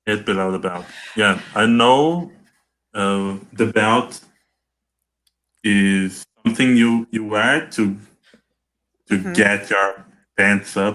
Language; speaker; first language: English; non-native, learner; Portuguese